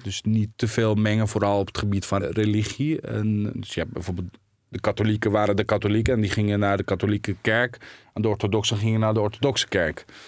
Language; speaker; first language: Dutch; early bilingual, other home language; Arabic